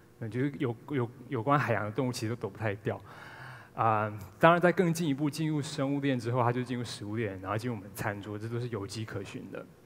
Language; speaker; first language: Chinese; native; Chinese